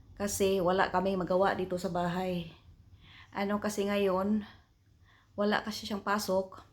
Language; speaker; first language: Filipino; non-native, local second language; Cebuano